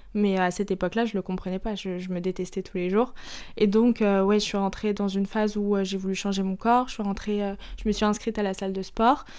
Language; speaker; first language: French; early bilingual, other home language; Arabic